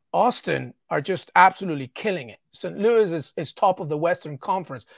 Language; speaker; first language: English; native; English